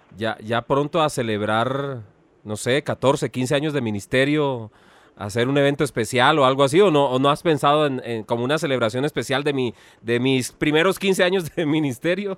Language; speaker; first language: Spanish; native; Spanish